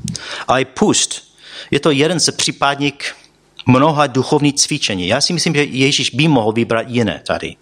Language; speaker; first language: Czech; non-native, fluent; English